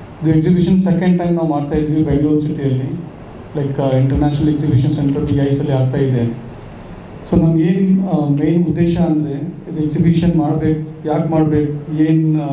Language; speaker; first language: Kannada; non-native, local second language; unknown